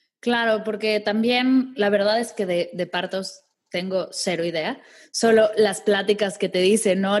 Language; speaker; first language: Spanish; native; Spanish